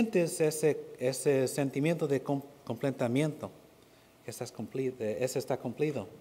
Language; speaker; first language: Spanish; non-native, fluent; English